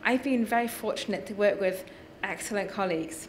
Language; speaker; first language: English; native; English